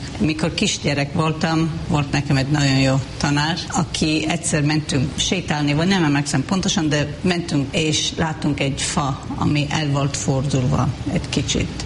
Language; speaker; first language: Hungarian; non-native, learner; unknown